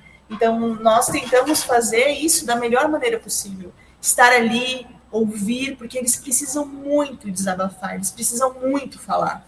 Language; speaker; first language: Portuguese; native; Portuguese